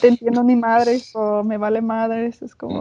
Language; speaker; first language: Spanish; non-native, fluent; English